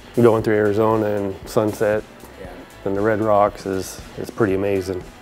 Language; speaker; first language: English; native; English